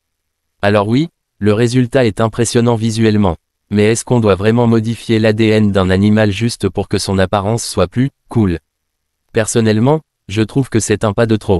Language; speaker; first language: French; native; French